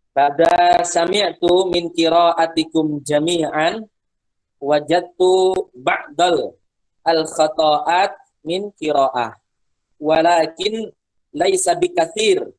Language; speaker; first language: Arabic; non-native, fluent; Indonesian